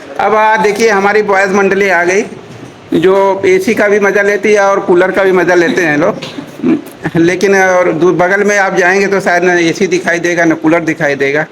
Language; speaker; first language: Hindi; native; Hindi